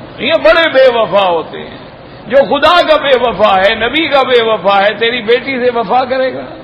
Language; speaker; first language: Urdu; native; Urdu